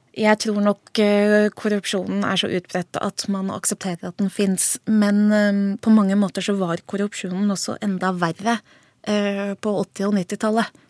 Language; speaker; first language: Norwegian; early bilingual, heritage; Norwegian